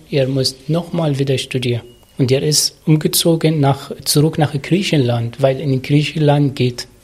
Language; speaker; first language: German; non-native, learner; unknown